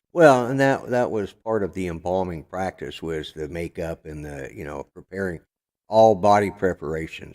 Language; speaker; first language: English; native; English